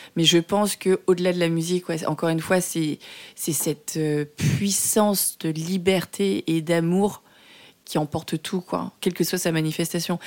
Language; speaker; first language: French; early bilingual, other home language; Vietnamese